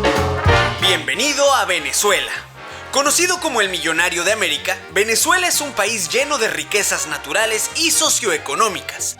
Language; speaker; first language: Spanish; native; Spanish